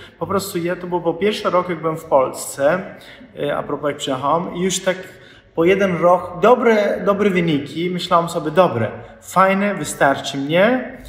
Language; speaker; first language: Polish; non-native, fluent; Italian